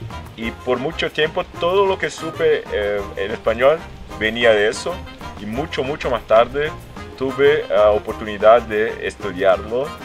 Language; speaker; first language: Spanish; non-native, fluent; Portuguese